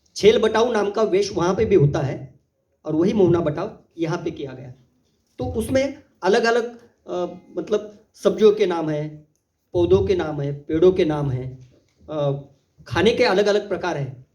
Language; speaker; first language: Hindi; non-native, local second language; Marathi